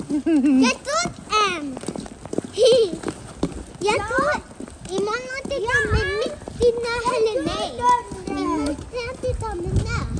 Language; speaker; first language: Swedish; early bilingual, other home language; Mongolian